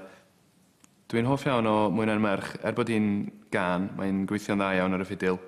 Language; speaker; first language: Welsh; native; Welsh